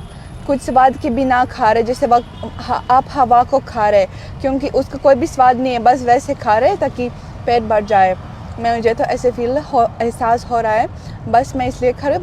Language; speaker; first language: Hindi; non-native, fluent; Russian